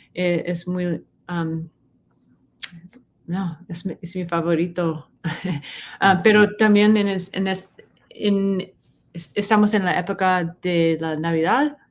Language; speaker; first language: Spanish; non-native, learner; English